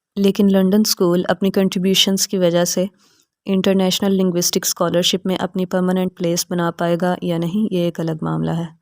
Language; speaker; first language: Urdu; native; Urdu